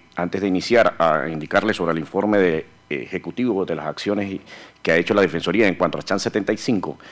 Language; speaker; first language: Spanish; non-native, local second language; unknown